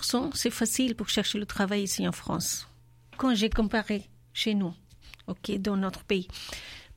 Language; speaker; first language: French; non-native, learner; Urdu